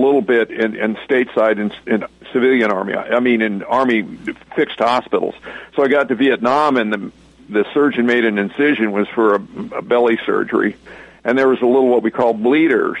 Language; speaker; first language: English; native; English